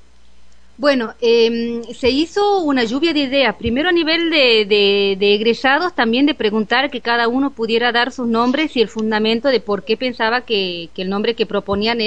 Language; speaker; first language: Spanish; native; Spanish